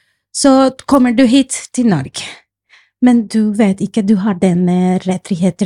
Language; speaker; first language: Norwegian; non-native, fluent; Spanish